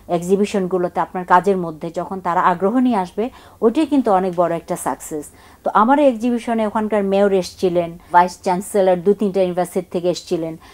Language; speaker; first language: Bangla; non-native, local second language; Chakma